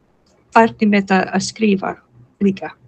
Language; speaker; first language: Icelandic; non-native, fluent; English